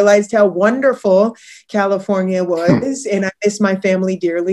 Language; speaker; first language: English; native; English